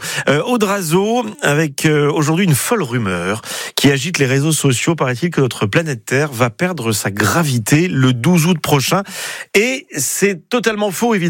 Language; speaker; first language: French; native; French